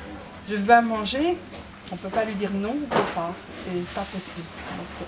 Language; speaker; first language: French; native; French